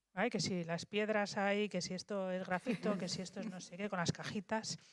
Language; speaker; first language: Spanish; native; Spanish